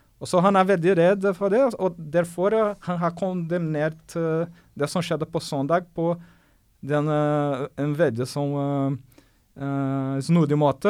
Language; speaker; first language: Norwegian; non-native, fluent; Portuguese